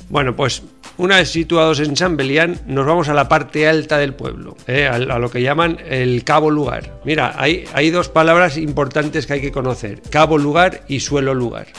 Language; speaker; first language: Spanish; native; Spanish